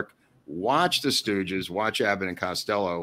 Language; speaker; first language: English; native; English